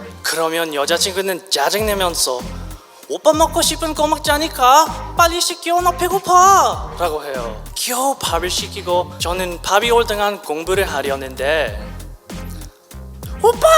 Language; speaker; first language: Korean; non-native, learner; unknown